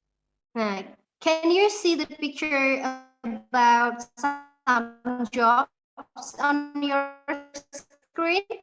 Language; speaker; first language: English; non-native, fluent; Indonesian